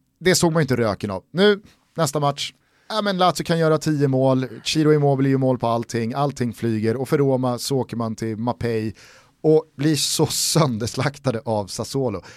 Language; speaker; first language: Swedish; native; Swedish